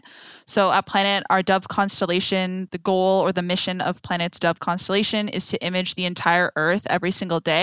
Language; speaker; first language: English; native; English